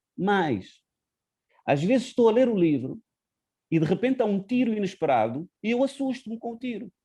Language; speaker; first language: Portuguese; non-native, local second language; Kabuverdianu